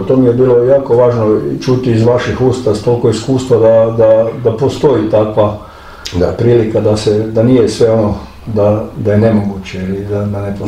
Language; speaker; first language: Croatian; native; Croatian